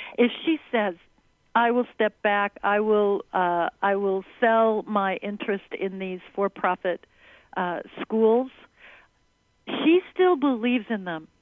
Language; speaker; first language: English; early bilingual, other home language; Spanish